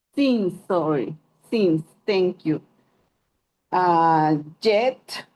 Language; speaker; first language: English; non-native, learner; Spanish